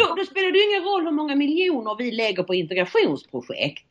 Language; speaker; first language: Swedish; native; Swedish